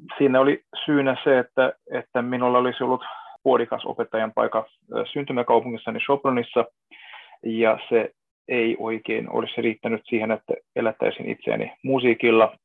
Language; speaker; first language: Finnish; non-native, fluent; Hungarian